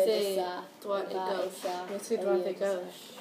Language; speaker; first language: French; non-native, learner; English